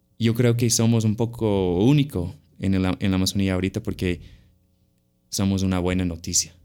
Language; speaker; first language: Spanish; non-native, fluent; English